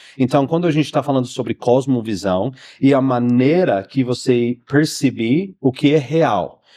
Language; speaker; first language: Portuguese; non-native, fluent; English